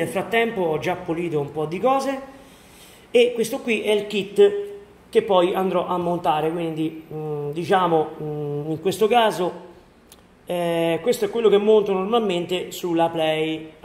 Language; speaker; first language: Italian; native; Italian